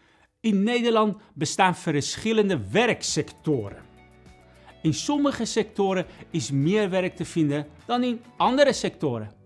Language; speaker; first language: Dutch; non-native, fluent; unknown